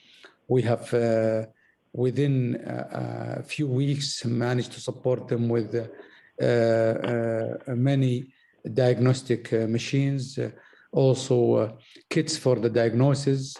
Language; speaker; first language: English; non-native, fluent; Arabic